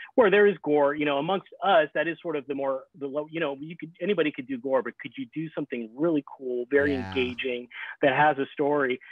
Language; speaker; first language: English; native; English